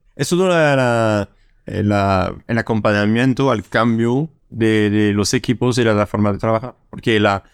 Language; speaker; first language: Spanish; non-native, fluent; French